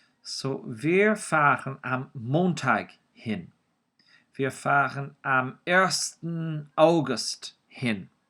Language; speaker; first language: German; non-native, fluent; Irish